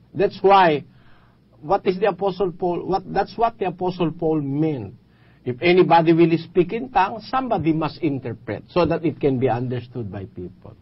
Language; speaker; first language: English; non-native, local second language; Pampanga